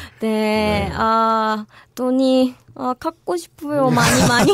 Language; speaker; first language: Korean; non-native, learner; Japanese